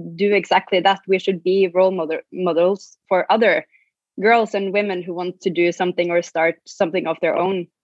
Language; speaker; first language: English; non-native, fluent; Norwegian